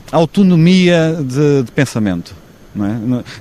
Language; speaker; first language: Portuguese; native; Portuguese